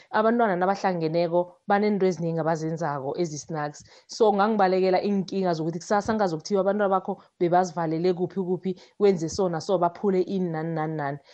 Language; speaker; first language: Zulu; non-native, local second language; South Ndebele